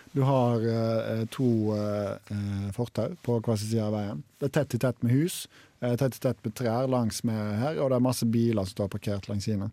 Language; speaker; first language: Norwegian; native; Norwegian